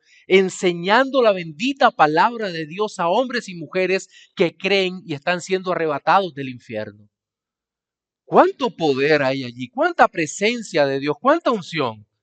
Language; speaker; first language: Spanish; native; Spanish